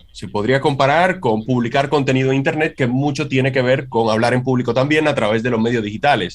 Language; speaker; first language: Spanish; native; Spanish